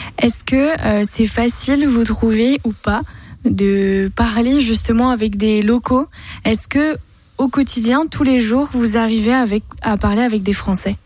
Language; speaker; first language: French; native; French